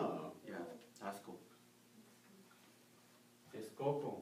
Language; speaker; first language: English; non-native, learner; Spanish